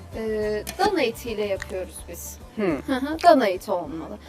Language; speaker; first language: Turkish; native; Turkish